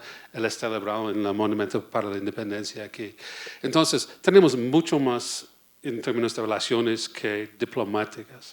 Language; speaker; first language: Spanish; non-native, fluent; English